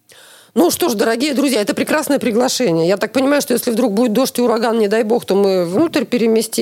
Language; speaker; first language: Russian; native; Russian